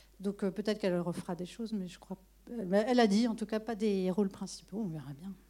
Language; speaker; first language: French; native; French